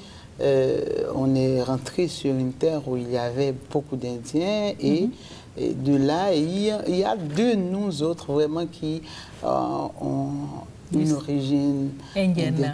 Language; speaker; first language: French; native; French